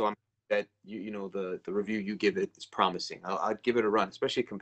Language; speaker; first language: English; native; English